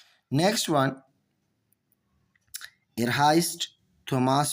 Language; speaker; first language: German; non-native, learner; Urdu